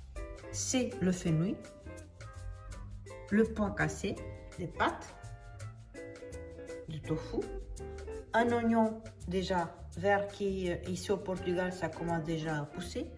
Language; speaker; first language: French; non-native, fluent; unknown